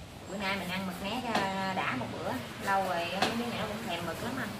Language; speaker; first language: Vietnamese; native; Vietnamese